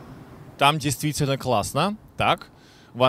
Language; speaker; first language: Russian; native; Russian